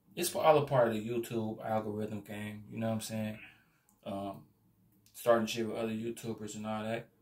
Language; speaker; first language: English; native; English